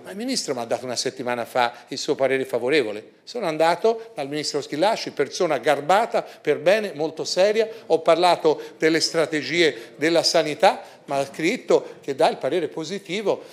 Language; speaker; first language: Italian; native; Italian